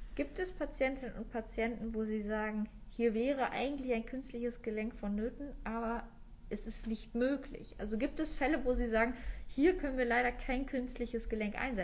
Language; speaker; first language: German; native; German